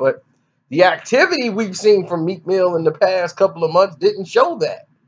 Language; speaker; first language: English; native; English